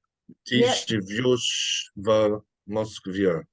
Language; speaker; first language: Russian; non-native, learner; English